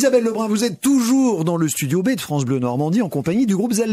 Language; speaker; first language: French; native; French